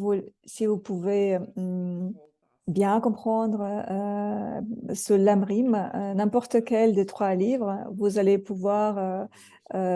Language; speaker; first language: French; non-native, fluent; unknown